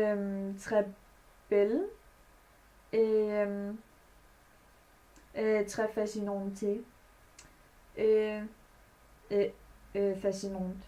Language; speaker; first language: French; non-native, learner; Danish